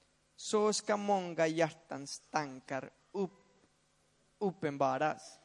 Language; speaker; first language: Swedish; non-native, fluent; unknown